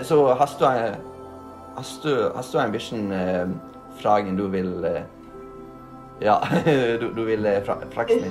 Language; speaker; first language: German; non-native, learner; Norwegian